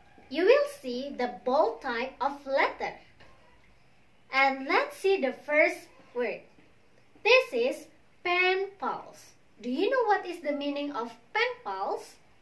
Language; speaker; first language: English; non-native, fluent; Indonesian